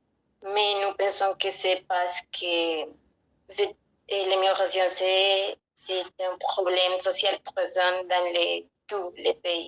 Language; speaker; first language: French; non-native, learner; Spanish